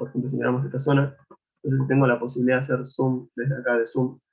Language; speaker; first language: Spanish; native; Spanish